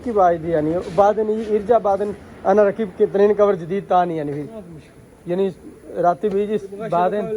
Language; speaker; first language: Arabic; non-native, learner; Urdu